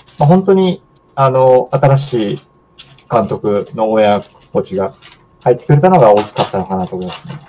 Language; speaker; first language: Japanese; native; Japanese